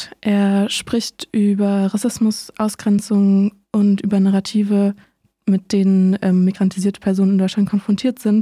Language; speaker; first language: German; native; German